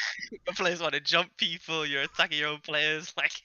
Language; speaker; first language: English; non-native, fluent; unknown